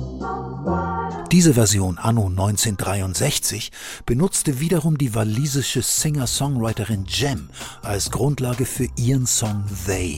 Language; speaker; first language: German; native; German